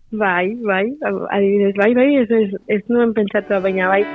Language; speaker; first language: Basque; non-native, local second language; Spanish